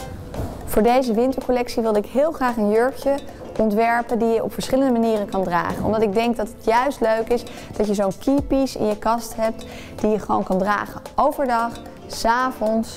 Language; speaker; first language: Dutch; native; Dutch